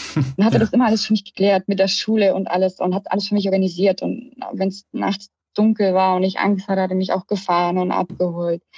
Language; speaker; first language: German; early bilingual, other home language; Russian